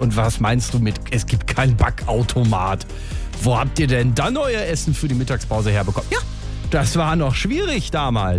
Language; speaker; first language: German; native; German